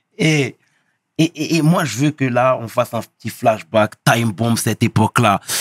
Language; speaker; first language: French; early bilingual, other home language; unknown